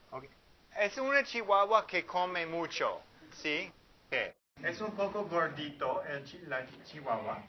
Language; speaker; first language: Spanish; non-native, fluent; English